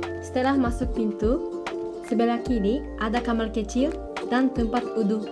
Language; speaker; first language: Indonesian; non-native, fluent; Japanese